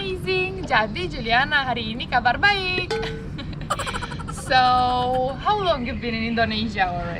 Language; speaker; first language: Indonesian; non-native, fluent; Romanian